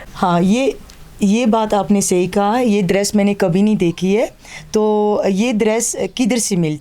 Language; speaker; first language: Hindi; early bilingual, heritage; Dutch